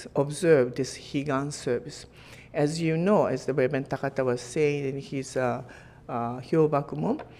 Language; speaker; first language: English; non-native, fluent; Japanese